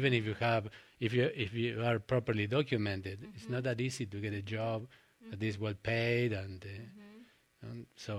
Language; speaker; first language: English; non-native, fluent; Spanish